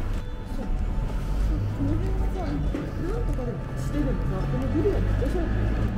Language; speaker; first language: Japanese; native; Japanese